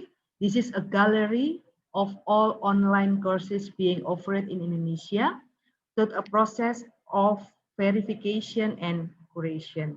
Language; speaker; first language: English; non-native, learner; Indonesian